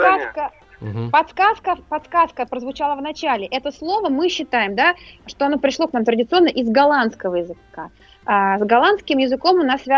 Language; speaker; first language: Russian; native; Russian